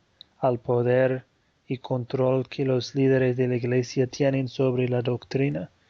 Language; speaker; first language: Spanish; non-native, fluent; Portuguese